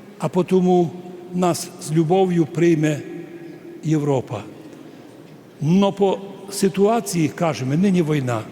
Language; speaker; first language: Ukrainian; native; Ukrainian